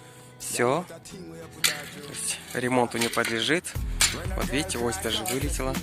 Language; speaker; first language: Russian; non-native, local second language; Kazakh